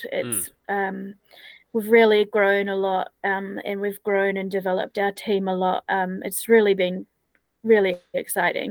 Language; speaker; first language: English; native; English